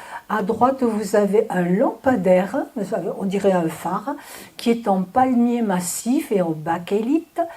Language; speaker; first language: French; native; French